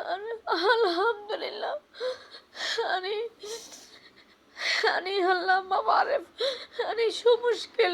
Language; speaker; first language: Arabic; non-native, learner; Bangla